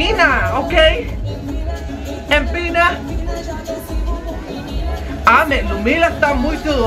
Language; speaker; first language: Portuguese; non-native, learner; Spanish